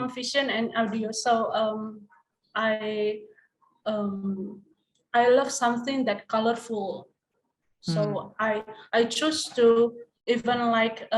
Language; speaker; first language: English; non-native, learner; Indonesian